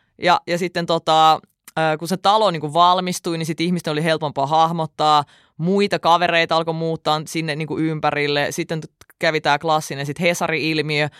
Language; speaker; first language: Finnish; early bilingual, other home language; Russian